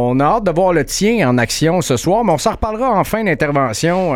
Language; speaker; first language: French; native; French